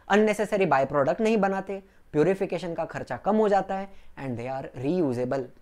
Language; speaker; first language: Hindi; non-native, local second language; Gujarati